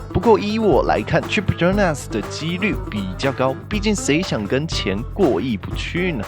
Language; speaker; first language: Chinese; native; Chinese